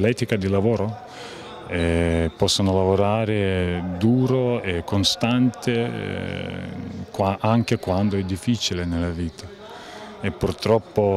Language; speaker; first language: Italian; non-native, fluent; Lithuanian